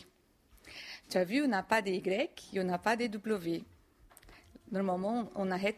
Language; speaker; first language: French; non-native, learner; Portuguese